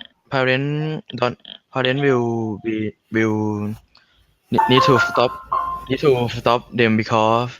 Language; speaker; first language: English; non-native, learner; Thai